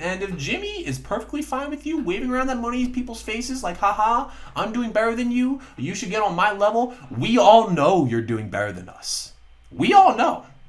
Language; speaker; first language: English; native; English